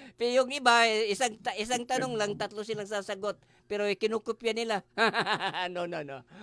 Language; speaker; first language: Filipino; non-native, local second language; Waray